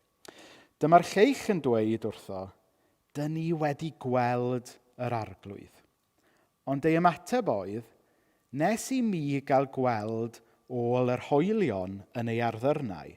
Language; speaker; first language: Welsh; native; Welsh